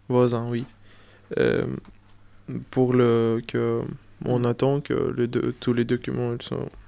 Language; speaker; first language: French; non-native, learner; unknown